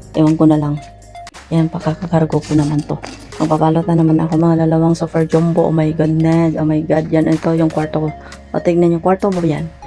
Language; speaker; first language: Filipino; non-native, local second language; Cebuano